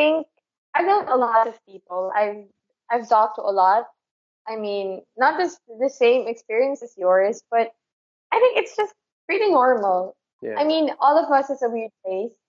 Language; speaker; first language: English; non-native, local second language; Filipino